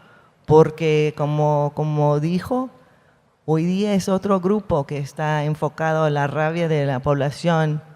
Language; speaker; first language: Spanish; non-native, fluent; English